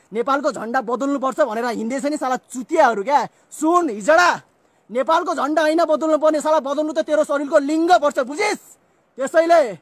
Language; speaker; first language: Nepali; native; Nepali